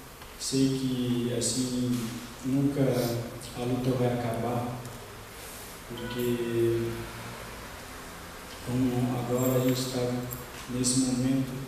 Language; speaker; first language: Portuguese; non-native, local second language; Guarani